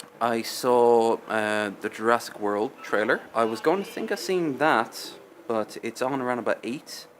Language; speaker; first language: English; native; English